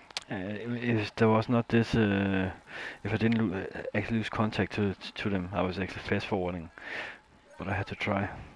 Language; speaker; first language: English; non-native, fluent; Danish